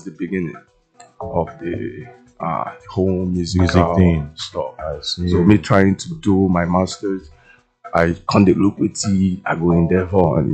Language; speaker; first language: English; non-native, local second language; Igbo